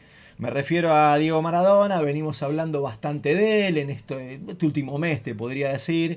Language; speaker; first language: Spanish; native; Spanish